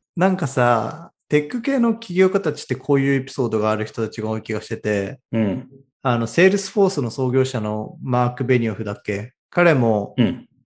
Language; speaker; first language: Japanese; native; Japanese